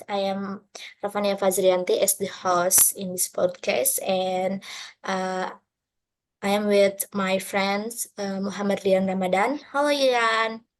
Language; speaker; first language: English; non-native, learner; Indonesian